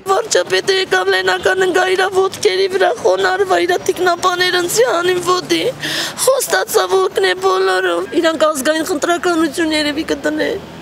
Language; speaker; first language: Armenian; non-native, local second language; Kurdish